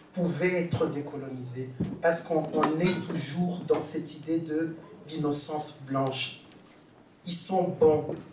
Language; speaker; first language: French; non-native, local second language; Swahili